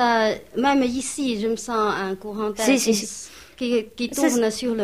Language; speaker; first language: French; non-native, learner; Chinese